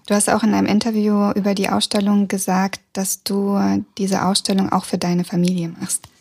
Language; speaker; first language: German; early bilingual, other home language; Russian